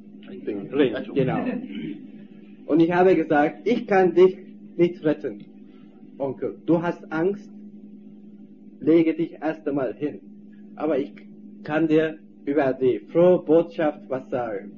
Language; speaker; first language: German; non-native, fluent; Turkish